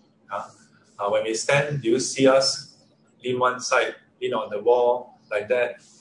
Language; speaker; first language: English; non-native, local second language; Chinese